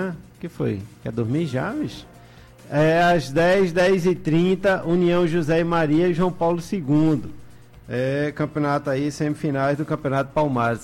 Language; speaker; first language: Portuguese; native; Portuguese